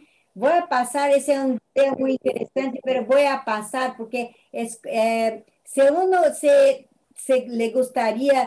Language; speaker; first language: Spanish; non-native, fluent; Portuguese